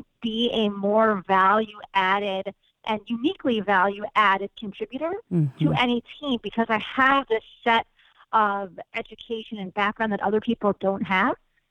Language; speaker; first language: English; native; English